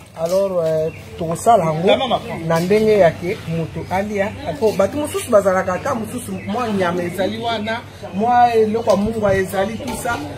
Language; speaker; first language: Lingala; native; Lingala